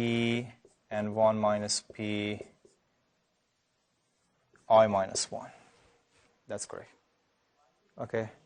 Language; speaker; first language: English; non-native, fluent; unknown